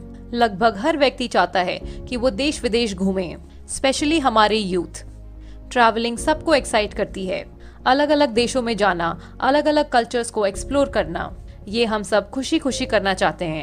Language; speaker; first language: Hindi; native; Hindi